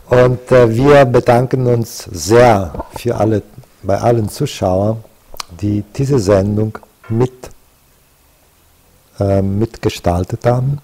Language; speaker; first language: German; non-native, fluent; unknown